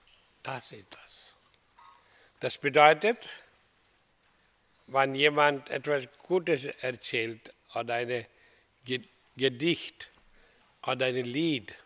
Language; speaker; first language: German; non-native, fluent; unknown